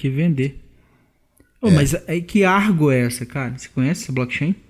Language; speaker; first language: Portuguese; native; Portuguese